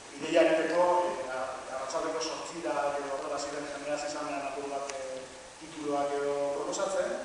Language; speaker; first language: Basque; non-native, local second language; Spanish